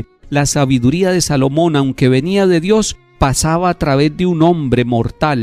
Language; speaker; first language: Spanish; native; Spanish